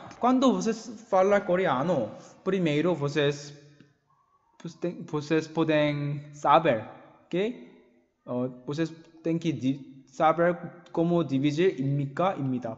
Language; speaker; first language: Portuguese; non-native, learner; Korean